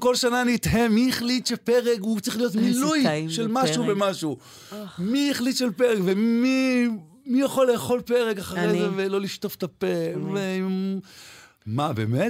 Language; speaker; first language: Hebrew; native; Hebrew